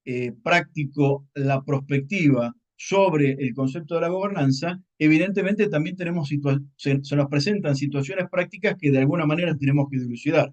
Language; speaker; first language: Spanish; native; Spanish